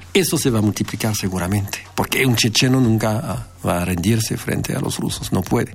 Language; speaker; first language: Spanish; non-native, fluent; French